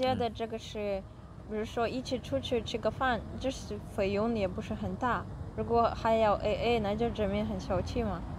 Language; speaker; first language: Chinese; non-native, fluent; Russian